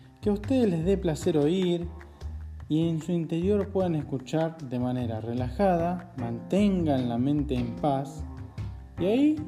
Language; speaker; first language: Spanish; native; Spanish